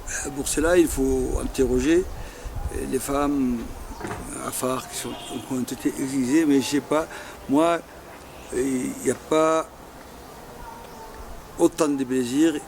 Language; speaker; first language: French; non-native, local second language; Afar